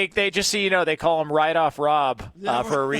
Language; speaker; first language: English; native; English